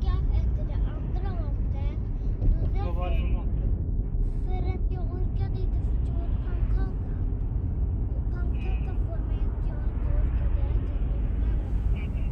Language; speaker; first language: Swedish; early bilingual, other home language; Urdu